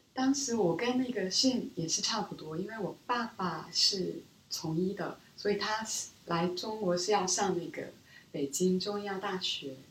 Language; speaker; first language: Chinese; early bilingual, other home language; Korean